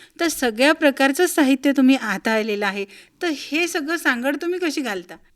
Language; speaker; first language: Marathi; native; Marathi